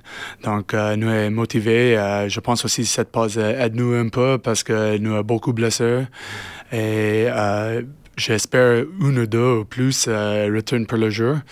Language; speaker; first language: French; non-native, learner; English